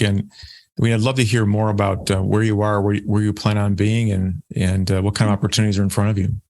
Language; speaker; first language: English; native; English